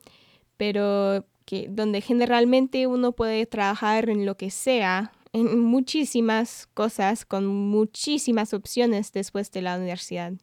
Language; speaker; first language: Spanish; non-native, fluent; English